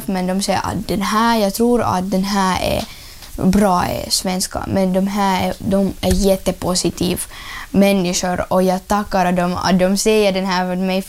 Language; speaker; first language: Swedish; early bilingual, other home language; Russian